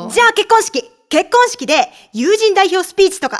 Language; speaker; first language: Japanese; native; Japanese